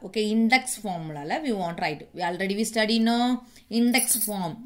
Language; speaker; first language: English; non-native, local second language; Tamil